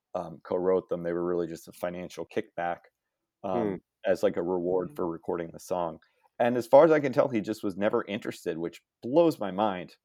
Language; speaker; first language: English; native; English